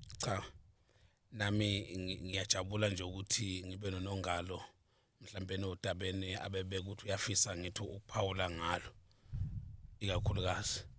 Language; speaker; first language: Zulu; native; Zulu